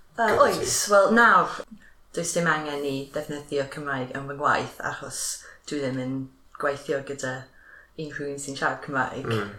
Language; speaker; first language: Welsh; non-native, local second language; English